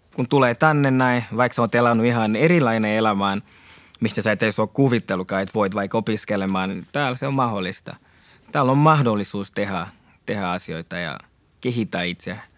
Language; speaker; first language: Finnish; early bilingual, other home language; Portuguese